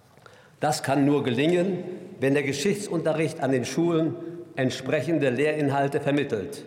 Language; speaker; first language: German; native; German